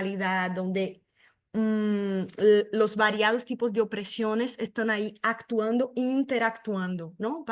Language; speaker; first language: Spanish; non-native, fluent; Portuguese